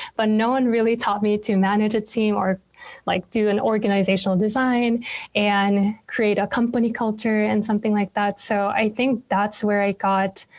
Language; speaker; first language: English; non-native, fluent; Korean